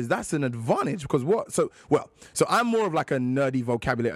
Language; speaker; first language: English; native; English